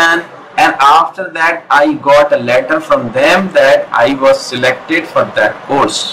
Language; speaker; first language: English; non-native, local second language; Hindi